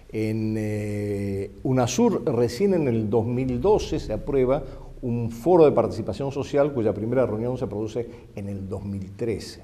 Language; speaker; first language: Spanish; native; Spanish